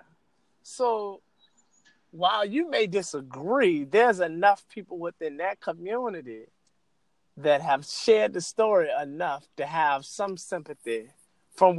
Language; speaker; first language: English; native; English